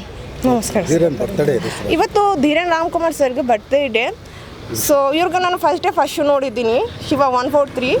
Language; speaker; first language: Kannada; non-native, local second language; Bangla